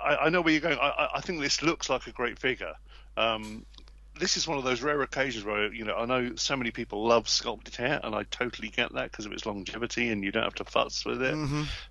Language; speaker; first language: English; native; English